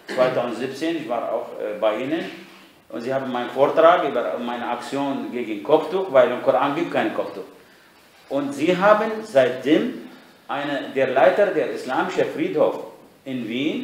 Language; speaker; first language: German; non-native, fluent; Arabic